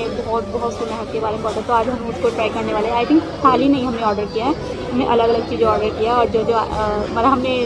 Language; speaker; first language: Hindi; native; Hindi